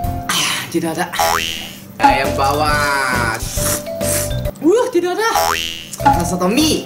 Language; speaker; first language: Indonesian; non-native, learner; Japanese